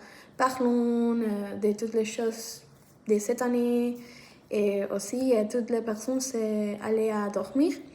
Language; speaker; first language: French; non-native, learner; Spanish